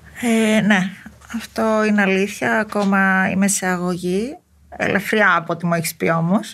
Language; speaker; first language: Greek; native; Greek